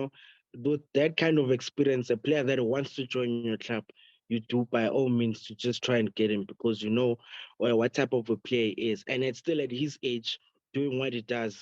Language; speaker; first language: English; non-native, local second language; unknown